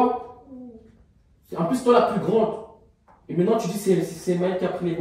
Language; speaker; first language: French; native; French